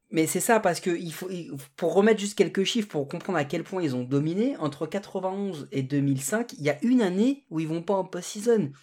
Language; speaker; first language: French; native; French